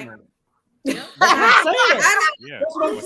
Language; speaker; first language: English; native; English